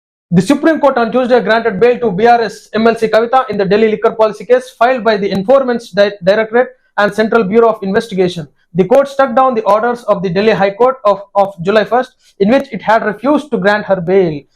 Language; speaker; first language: English; non-native, local second language; Telugu